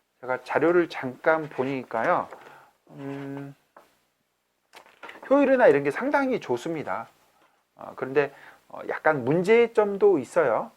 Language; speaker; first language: Korean; native; Korean